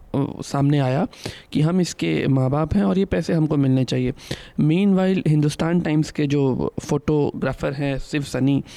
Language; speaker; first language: Hindi; native; Hindi